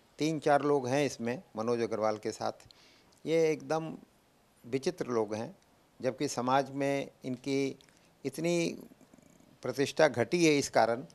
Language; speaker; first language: Hindi; native; Hindi